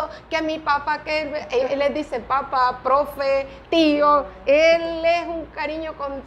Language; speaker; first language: Spanish; native; Spanish